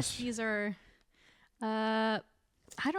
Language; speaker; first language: English; native; English